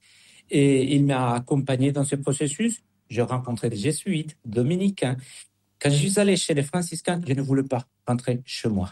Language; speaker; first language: French; non-native, fluent; Spanish